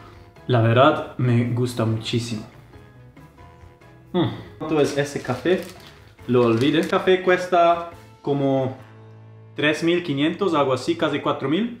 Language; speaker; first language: Spanish; non-native, fluent; German